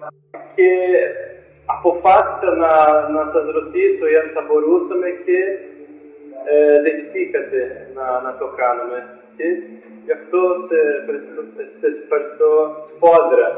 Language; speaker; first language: Greek; non-native, fluent; Portuguese